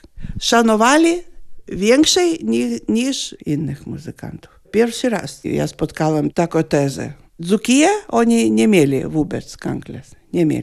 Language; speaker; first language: Polish; non-native, learner; Lithuanian